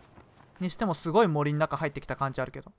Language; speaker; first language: Japanese; native; Japanese